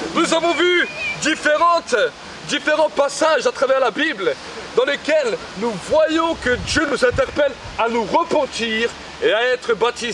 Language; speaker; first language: French; native; French